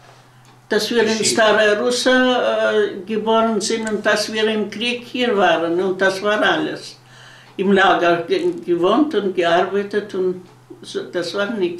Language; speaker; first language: German; early bilingual, heritage; German